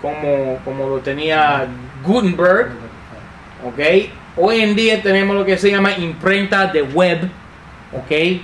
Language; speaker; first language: Spanish; non-native, fluent; English